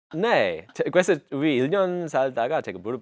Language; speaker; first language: Korean; non-native, fluent; English